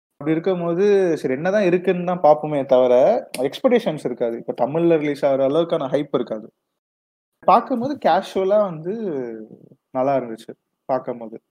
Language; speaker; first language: Tamil; native; Tamil